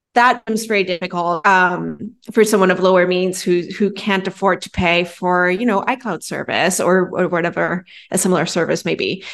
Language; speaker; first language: English; non-native, fluent; Spanish